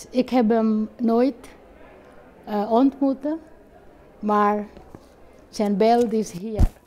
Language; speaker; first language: Dutch; non-native, fluent; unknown